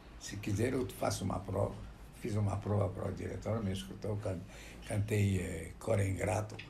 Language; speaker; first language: Portuguese; non-native, fluent; Romanian